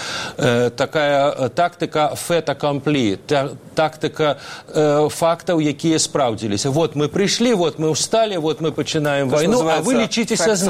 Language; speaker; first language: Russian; non-native, local second language; Belarusian